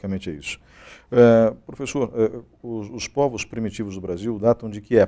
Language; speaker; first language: Portuguese; native; Portuguese